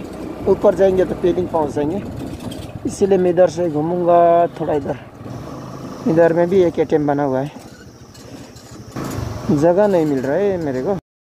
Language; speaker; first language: Hindi; non-native, learner; Nepali